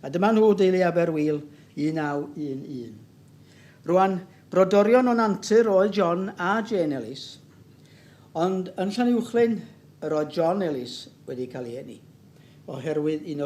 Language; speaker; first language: Welsh; native; Welsh